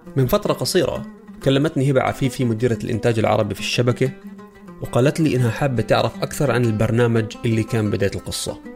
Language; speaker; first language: Arabic; native; Arabic